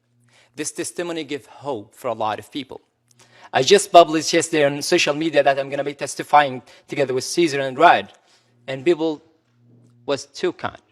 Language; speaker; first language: English; non-native, local second language; Arabic